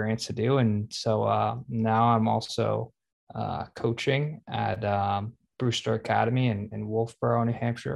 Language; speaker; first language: English; native; English